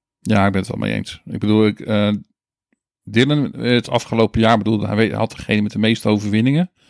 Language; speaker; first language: Dutch; native; Dutch